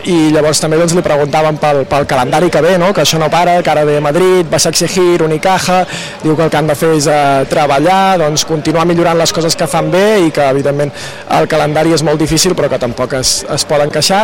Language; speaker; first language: Catalan; native; Catalan